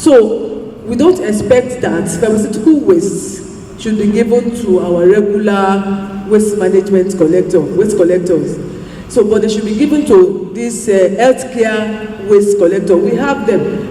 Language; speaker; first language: English; non-native, local second language; Yoruba